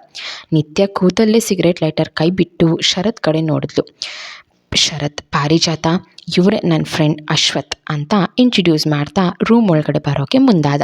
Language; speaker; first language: Kannada; native; Kannada